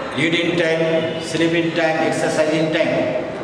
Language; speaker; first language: English; non-native, local second language; Bangla